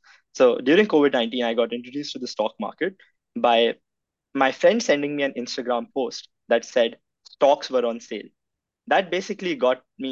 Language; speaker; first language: English; non-native, local second language; Hindi